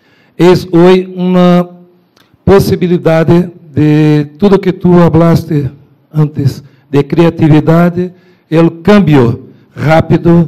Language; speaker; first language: Spanish; non-native, fluent; Portuguese